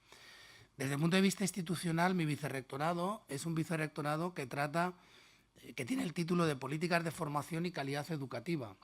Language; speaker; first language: Spanish; native; Spanish